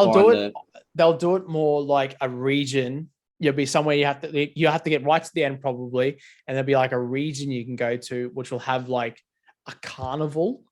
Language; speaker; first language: English; native; English